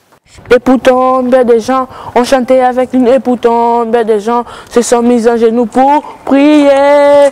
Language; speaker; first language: French; non-native, learner; Serbian